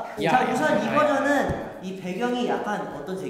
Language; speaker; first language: Korean; native; Korean